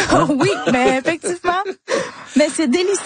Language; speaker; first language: French; early bilingual, other home language; Spanish